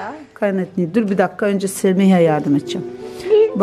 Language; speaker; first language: Turkish; early bilingual, heritage; Turkish